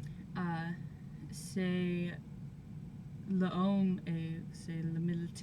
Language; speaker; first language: French; non-native, learner; English